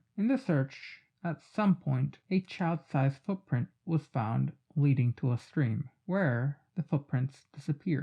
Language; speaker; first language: English; native; English